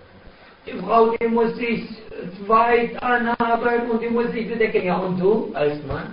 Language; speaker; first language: German; non-native, fluent; Arabic